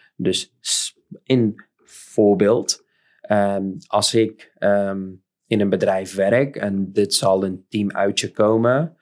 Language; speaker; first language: Dutch; non-native, fluent; Arabic